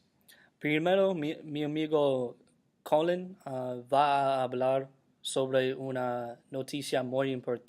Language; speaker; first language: Spanish; non-native, learner; English